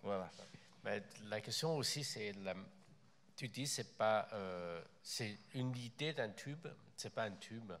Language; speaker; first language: French; non-native, fluent; Chinese